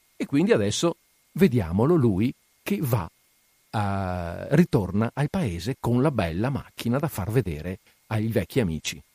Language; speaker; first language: Italian; native; Italian